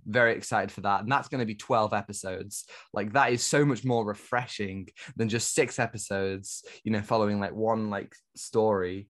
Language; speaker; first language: English; native; English